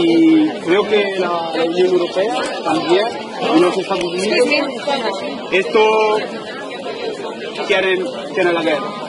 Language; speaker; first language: Spanish; non-native, learner; Italian